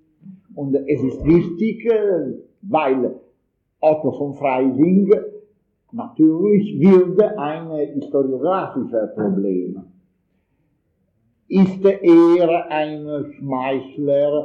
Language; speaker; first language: German; non-native, fluent; Italian